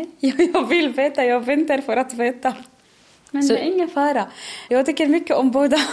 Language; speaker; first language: Swedish; non-native, learner; Arabic